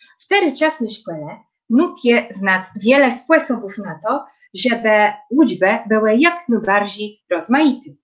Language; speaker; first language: Polish; native; Polish